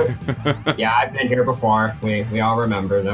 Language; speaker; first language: English; native; English